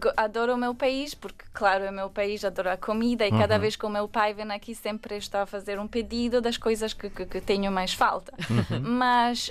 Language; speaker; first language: Portuguese; non-native, fluent; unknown